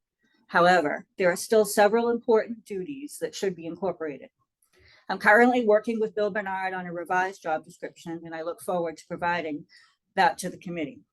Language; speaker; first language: English; native; English